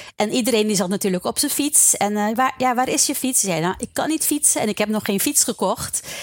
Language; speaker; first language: Dutch; non-native, local second language; Papiamento